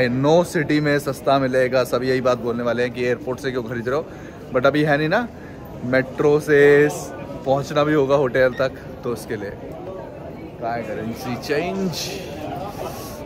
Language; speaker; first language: Hindi; native; Hindi